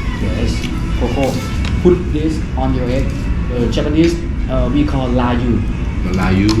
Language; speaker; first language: English; non-native, learner; Thai